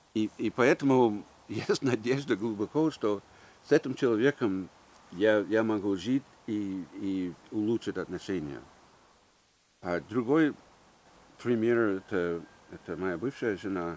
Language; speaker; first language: Russian; early bilingual, heritage; English